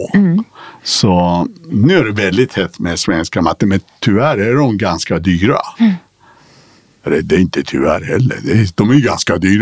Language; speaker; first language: Swedish; non-native, fluent; Persian